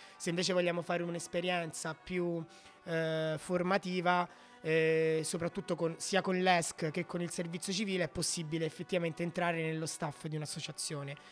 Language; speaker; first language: Italian; native; Italian